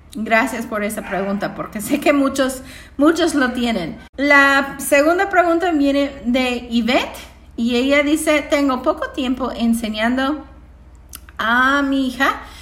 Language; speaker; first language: Spanish; non-native, fluent; English